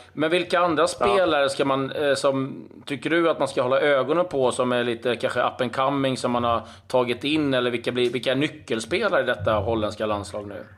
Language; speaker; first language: Swedish; native; Swedish